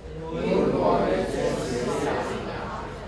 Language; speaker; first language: German; non-native, learner; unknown